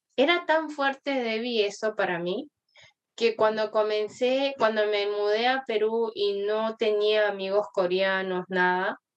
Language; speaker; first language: Spanish; early bilingual, other home language; Korean